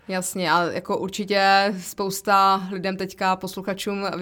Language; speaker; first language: Czech; native; Czech